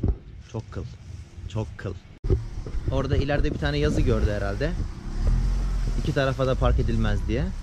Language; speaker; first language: Turkish; native; Turkish